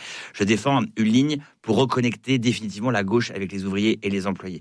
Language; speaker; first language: French; native; French